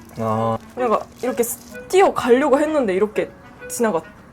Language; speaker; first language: Korean; non-native, fluent; Japanese